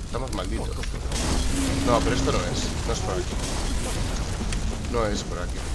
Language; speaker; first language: Spanish; native; Spanish